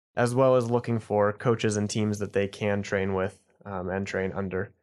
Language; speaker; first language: English; native; English